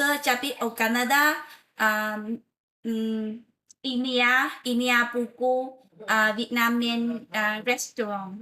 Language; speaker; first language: French; non-native, learner; Vietnamese